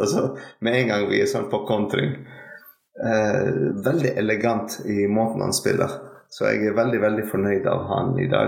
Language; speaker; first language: Norwegian; non-native, fluent; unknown